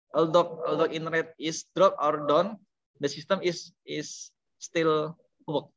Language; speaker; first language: English; non-native, learner; Indonesian